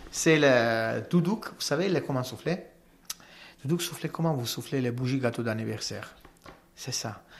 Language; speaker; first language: French; non-native, learner; Armenian